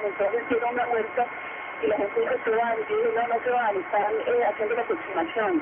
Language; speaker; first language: Spanish; native; Spanish